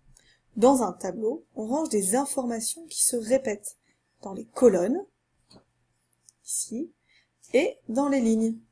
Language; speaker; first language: French; native; French